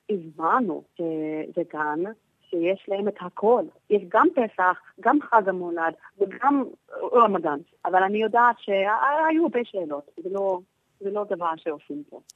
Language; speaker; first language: Hebrew; non-native, fluent; English